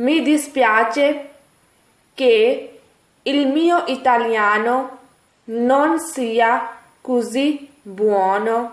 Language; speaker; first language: Italian; non-native, learner; Urdu